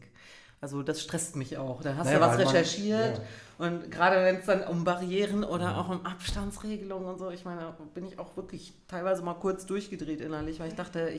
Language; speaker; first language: German; native; German